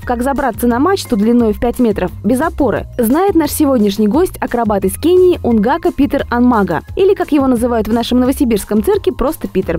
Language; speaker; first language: Russian; native; Russian